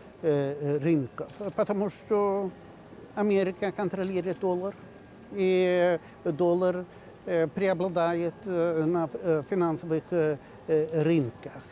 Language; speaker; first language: Russian; non-native, fluent; Swedish